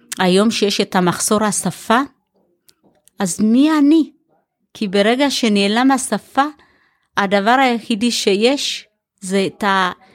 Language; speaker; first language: Hebrew; early bilingual, other home language; Amharic